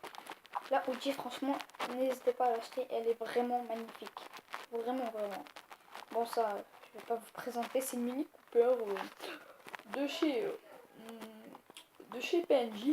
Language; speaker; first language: French; native; French